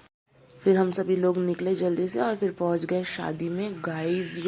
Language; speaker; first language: Hindi; native; Hindi